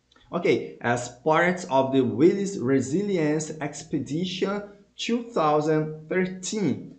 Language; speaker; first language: English; non-native, fluent; Portuguese